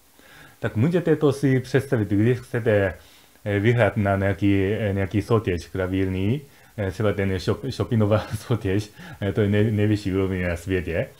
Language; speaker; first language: Czech; non-native, fluent; Japanese